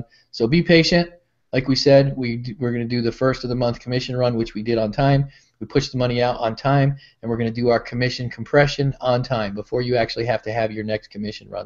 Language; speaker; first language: English; native; English